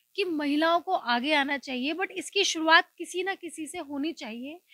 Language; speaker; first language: Hindi; native; Hindi